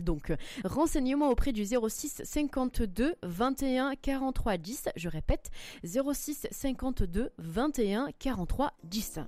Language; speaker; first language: French; native; French